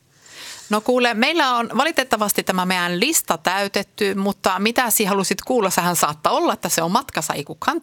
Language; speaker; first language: Finnish; early bilingual, heritage; Finnish